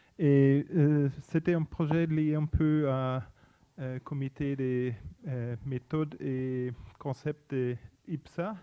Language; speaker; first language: French; non-native, fluent; Spanish